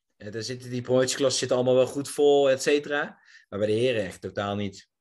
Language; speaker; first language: Dutch; native; Dutch